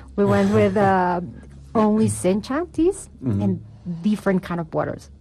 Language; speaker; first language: English; non-native, fluent; Spanish